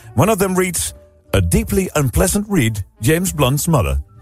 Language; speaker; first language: English; non-native, fluent; Dutch